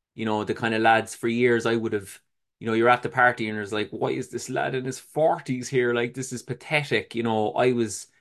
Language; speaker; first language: English; native; English